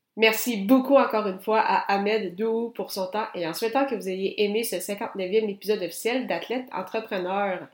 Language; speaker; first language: French; native; French